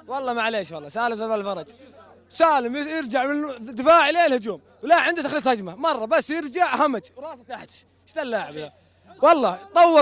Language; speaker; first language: Arabic; native; Arabic